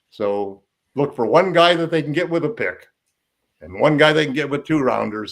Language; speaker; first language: English; native; English